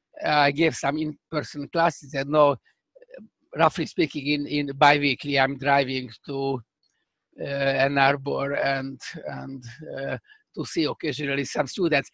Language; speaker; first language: English; non-native, fluent; Hungarian